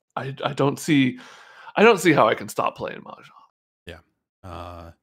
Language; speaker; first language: English; native; English